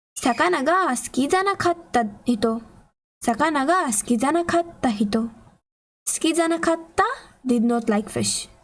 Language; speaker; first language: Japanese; non-native, fluent; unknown